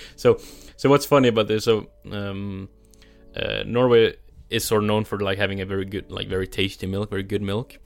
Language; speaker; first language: English; non-native, fluent; Norwegian